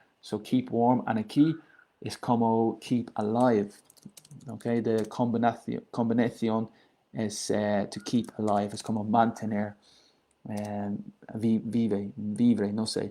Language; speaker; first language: Spanish; non-native, learner; English